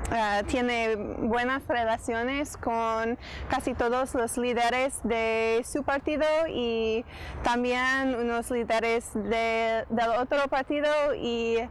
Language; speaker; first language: Spanish; non-native, fluent; English